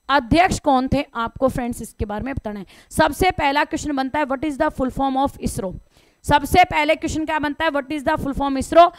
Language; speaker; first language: Hindi; native; Hindi